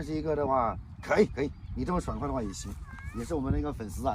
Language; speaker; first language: Chinese; native; Chinese